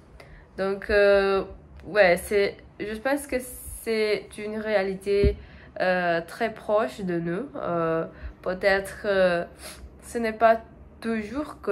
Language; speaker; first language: French; non-native, learner; Portuguese